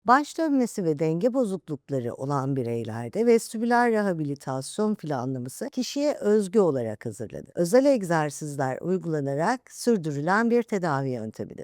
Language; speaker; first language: Turkish; native; Turkish